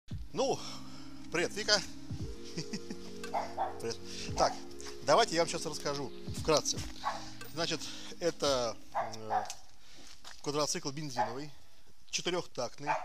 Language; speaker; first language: Russian; native; Russian